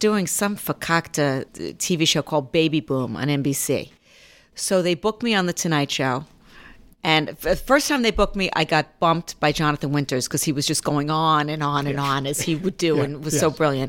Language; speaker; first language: English; native; English